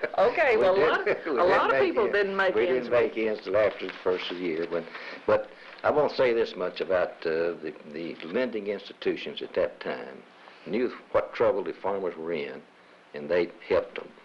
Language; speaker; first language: English; native; English